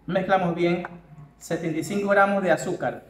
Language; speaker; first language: Spanish; native; Spanish